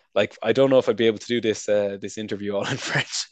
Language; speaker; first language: English; native; English